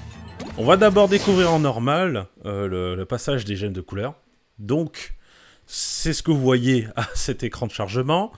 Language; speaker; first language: French; native; French